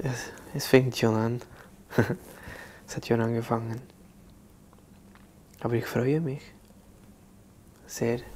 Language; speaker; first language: German; non-native, learner; Spanish